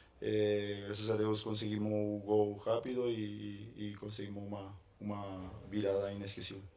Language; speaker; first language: Portuguese; non-native, fluent; Spanish